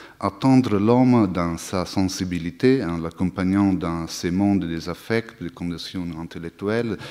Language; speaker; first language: French; non-native, fluent; Italian